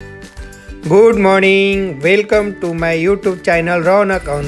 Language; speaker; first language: Hindi; native; Hindi